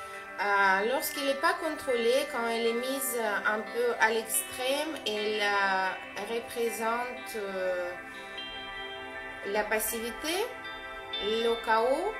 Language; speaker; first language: French; non-native, fluent; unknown